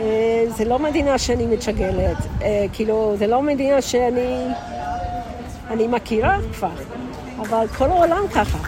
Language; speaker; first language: Hebrew; non-native, fluent; English